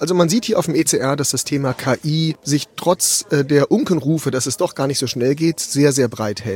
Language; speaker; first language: German; native; German